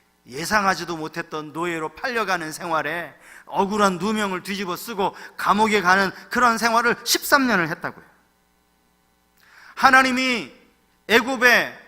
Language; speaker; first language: Korean; native; Korean